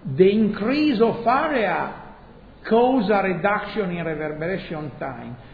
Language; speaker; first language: English; non-native, fluent; Italian